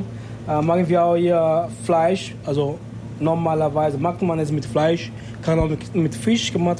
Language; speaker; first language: German; non-native, fluent; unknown